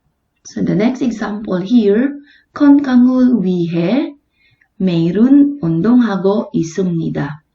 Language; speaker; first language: Korean; non-native, fluent; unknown